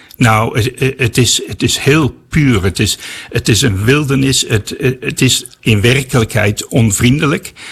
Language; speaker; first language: Dutch; native; Dutch